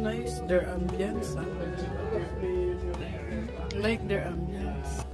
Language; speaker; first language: English; non-native, local second language; Filipino